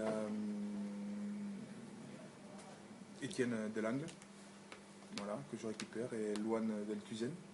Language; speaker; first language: French; native; French